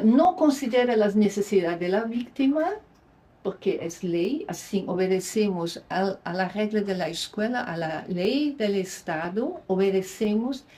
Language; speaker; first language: Spanish; non-native, fluent; Luxembourgish